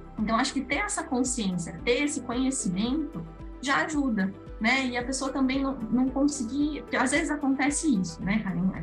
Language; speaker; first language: Portuguese; native; Portuguese